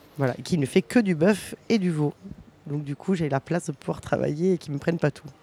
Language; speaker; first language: French; native; French